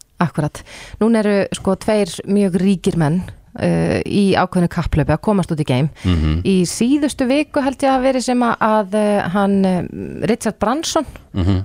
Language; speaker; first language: Icelandic; native; Icelandic